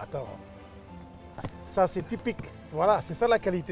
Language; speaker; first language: French; native; French